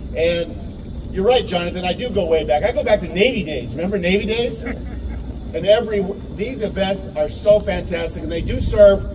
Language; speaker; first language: English; native; English